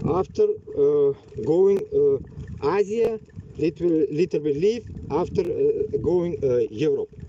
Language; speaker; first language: English; non-native, learner; Bashkir